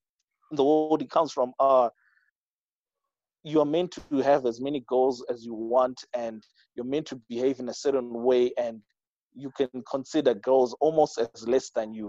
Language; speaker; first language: English; non-native, local second language; Shona